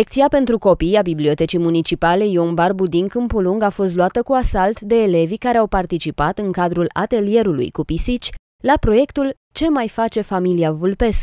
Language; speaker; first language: Romanian; native; Romanian